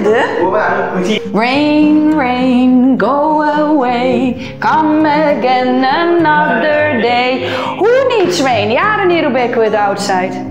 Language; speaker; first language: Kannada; non-native, learner; Dutch